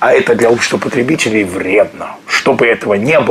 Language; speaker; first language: Russian; native; Russian